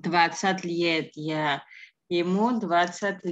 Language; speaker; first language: Russian; non-native, fluent; Indonesian